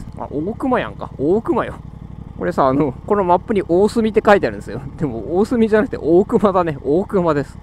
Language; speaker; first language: Japanese; native; Japanese